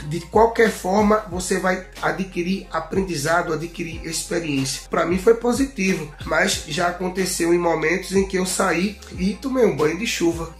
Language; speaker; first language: Portuguese; native; Portuguese